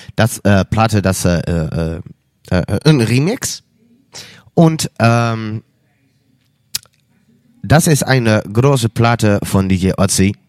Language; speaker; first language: German; non-native, learner; Dutch